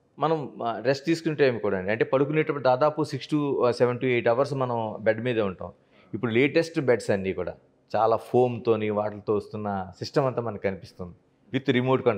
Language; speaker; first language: Telugu; native; Telugu